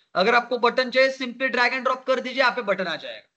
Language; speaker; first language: Hindi; non-native, local second language; Marathi